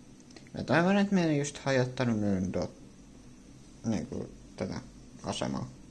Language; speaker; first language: Finnish; non-native, learner; English